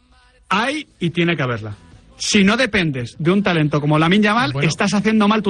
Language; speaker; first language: Spanish; native; Spanish